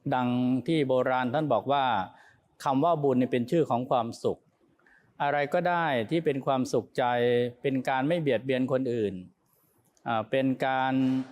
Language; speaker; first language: Thai; native; Thai